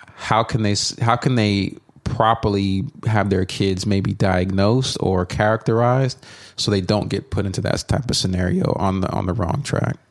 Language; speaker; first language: English; native; English